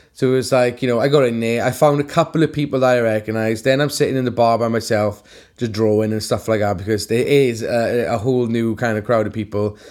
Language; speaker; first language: English; native; English